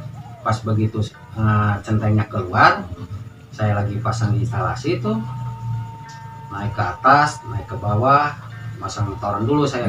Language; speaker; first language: Indonesian; non-native, local second language; Sundanese